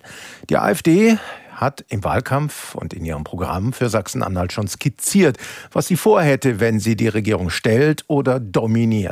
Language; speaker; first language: German; native; German